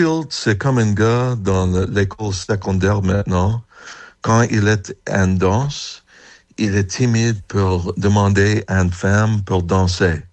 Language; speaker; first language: French; non-native, fluent; English